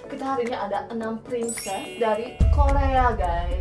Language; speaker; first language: Indonesian; early bilingual, other home language; Korean